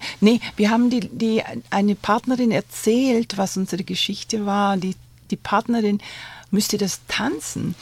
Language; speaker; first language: German; non-native, fluent; Spanish